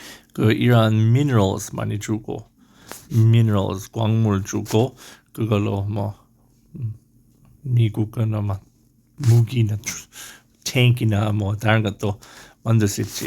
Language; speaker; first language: Korean; non-native, learner; English